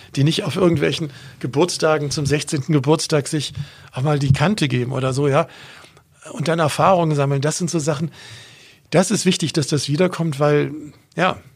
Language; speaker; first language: German; native; German